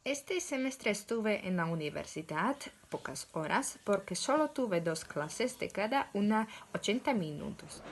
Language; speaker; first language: Spanish; non-native, learner; Slovak